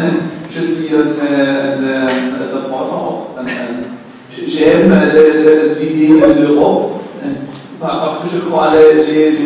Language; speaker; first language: French; non-native, learner; German